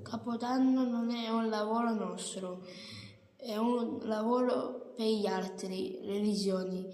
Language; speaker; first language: Italian; early bilingual, other home language; Bangla